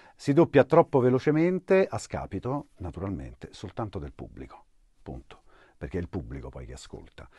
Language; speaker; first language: Italian; native; Italian